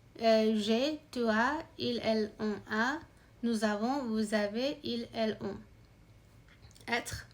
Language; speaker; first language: French; non-native, learner; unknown